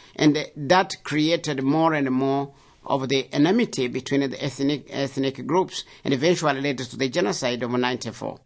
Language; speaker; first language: English; non-native, local second language; Kinyarwanda